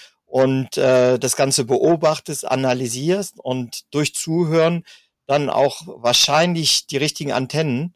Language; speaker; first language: German; native; German